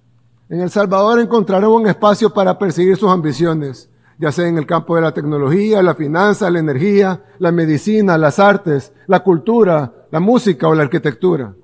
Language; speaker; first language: Spanish; native; Spanish